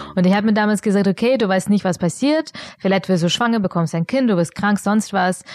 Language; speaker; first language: German; early bilingual, other home language; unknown